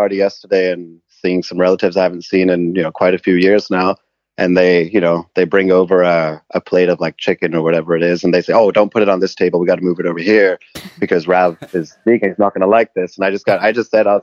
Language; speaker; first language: English; native; English